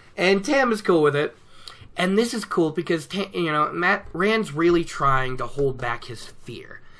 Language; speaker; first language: English; native; English